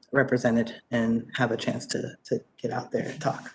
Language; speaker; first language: English; early bilingual, other home language; Spanish